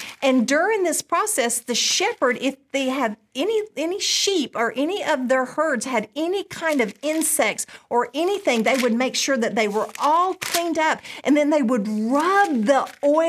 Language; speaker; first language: English; native; English